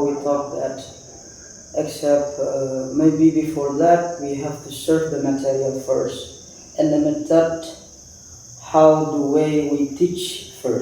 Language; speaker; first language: English; non-native, fluent; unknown